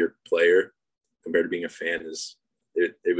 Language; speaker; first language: English; native; English